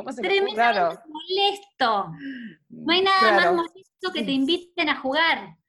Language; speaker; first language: Spanish; native; Spanish